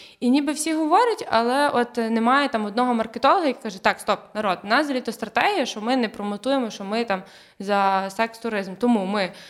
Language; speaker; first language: Ukrainian; native; Ukrainian